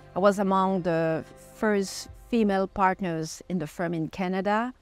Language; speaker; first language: English; non-native, fluent; French